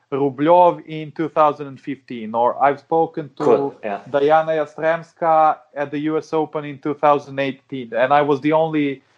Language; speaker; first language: English; non-native, fluent; Serbian